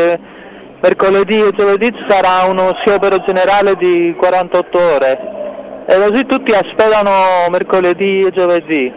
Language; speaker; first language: Italian; non-native, fluent; Greek